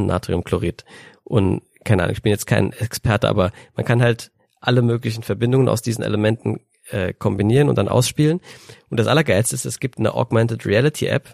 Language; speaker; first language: German; native; German